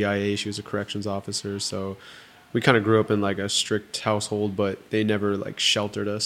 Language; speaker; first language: English; native; English